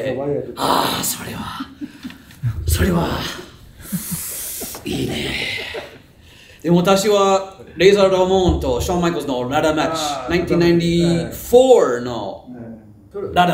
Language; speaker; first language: Japanese; non-native, learner; English